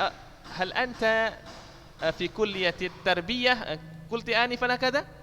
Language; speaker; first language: Arabic; non-native, fluent; Indonesian